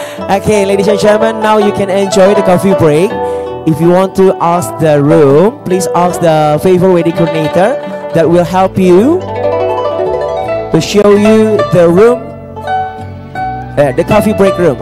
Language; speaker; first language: English; non-native, fluent; Indonesian